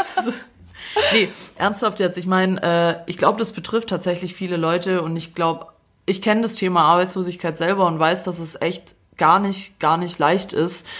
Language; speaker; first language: German; non-native, fluent; Croatian